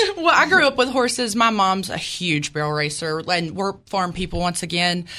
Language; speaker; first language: English; native; English